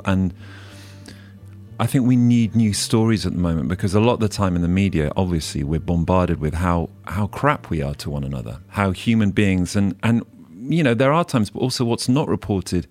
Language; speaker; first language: English; native; English